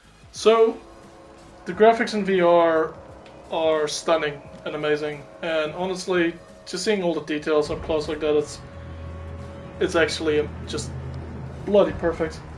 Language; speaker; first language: English; native; English